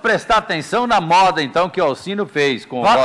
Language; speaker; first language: Portuguese; native; Portuguese